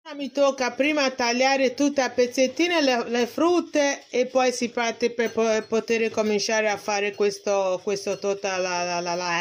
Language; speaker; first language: Italian; non-native, learner; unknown